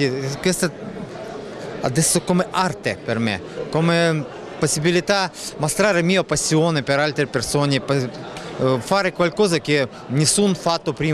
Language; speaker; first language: Italian; non-native, learner; Russian